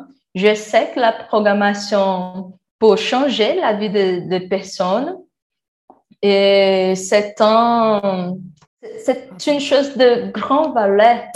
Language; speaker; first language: French; non-native, learner; Portuguese